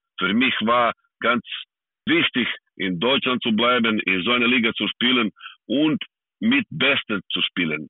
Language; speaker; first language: German; non-native, fluent; Serbian